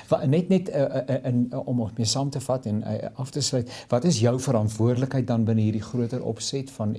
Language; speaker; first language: Afrikaans; native; Afrikaans